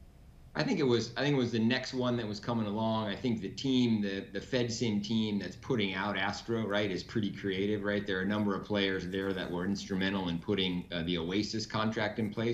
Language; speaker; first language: English; native; English